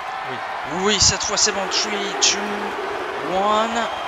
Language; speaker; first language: French; native; French